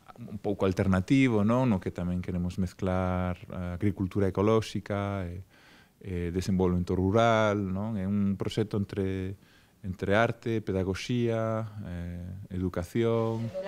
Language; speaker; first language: Galician; native; Galician